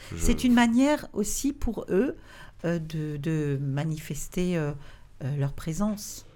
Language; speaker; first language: French; native; French